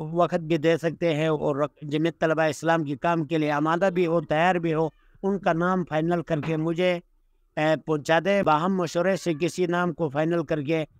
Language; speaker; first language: Urdu; non-native, local second language; Shina